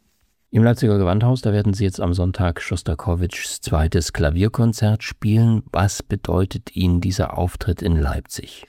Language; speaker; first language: German; native; German